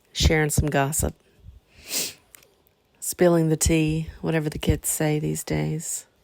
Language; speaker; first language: English; native; English